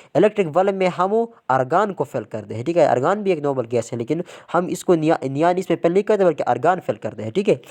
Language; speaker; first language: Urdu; non-native, local second language; Pashto